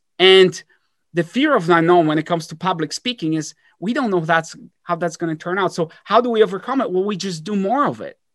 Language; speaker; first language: English; early bilingual, other home language; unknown